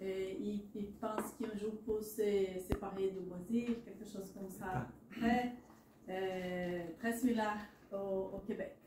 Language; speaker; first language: French; non-native, learner; Portuguese